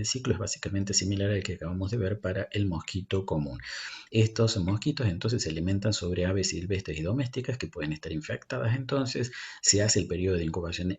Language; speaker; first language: Spanish; native; Spanish